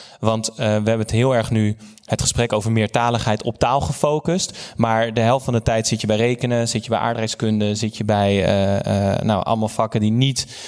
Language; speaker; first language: Dutch; native; Dutch